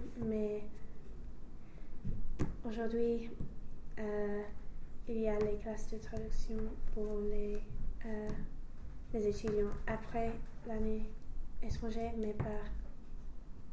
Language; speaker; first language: French; non-native, learner; English